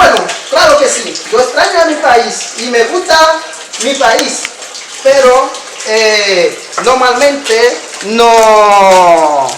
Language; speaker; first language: Spanish; non-native, learner; Haitian Creole